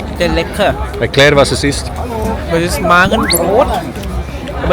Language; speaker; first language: German; non-native, fluent; Thai